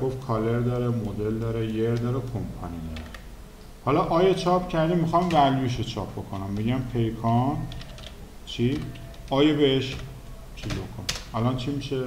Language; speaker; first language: Persian; native; Persian